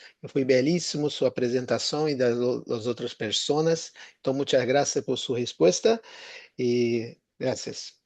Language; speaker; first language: Spanish; non-native, fluent; Portuguese